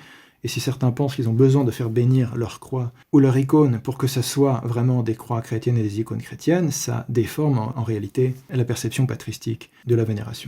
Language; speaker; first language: French; native; French